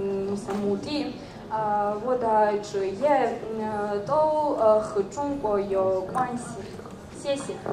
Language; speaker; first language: Chinese; non-native, learner; Georgian